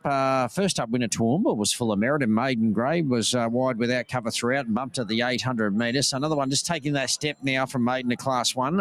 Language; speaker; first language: English; native; English